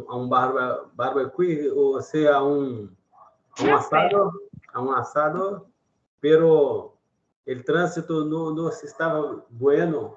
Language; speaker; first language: Spanish; non-native, learner; Portuguese